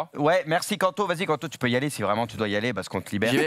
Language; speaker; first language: French; native; French